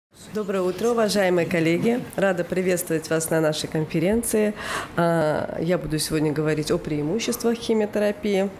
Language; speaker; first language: Russian; native; Russian